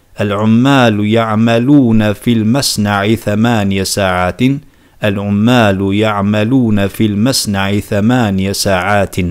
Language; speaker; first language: Arabic; non-native, fluent; Turkish